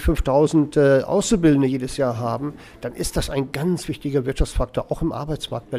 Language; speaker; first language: German; native; German